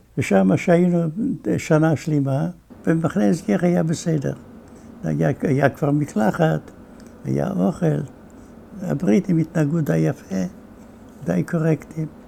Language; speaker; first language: Hebrew; non-native, fluent; Yiddish